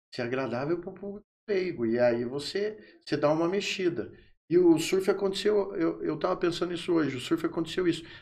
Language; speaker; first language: Portuguese; native; Portuguese